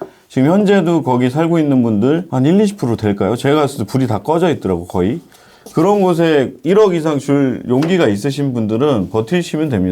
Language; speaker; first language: Korean; native; Korean